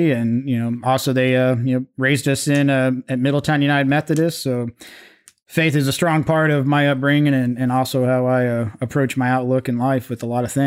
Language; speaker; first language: English; native; English